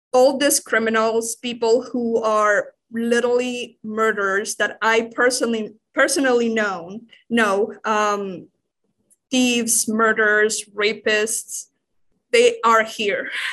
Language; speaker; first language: English; non-native, fluent; Spanish